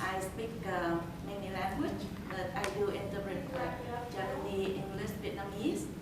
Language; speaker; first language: English; non-native, learner; Vietnamese